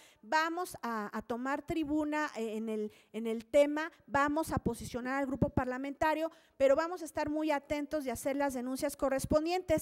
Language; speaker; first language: Spanish; native; Spanish